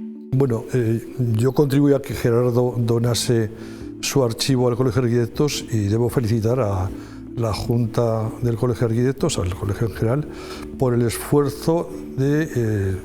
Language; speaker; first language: Spanish; native; Spanish